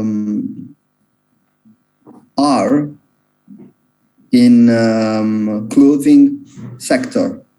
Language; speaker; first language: English; non-native, learner; Italian